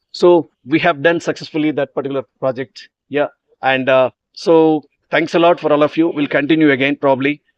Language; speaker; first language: English; non-native, local second language; Telugu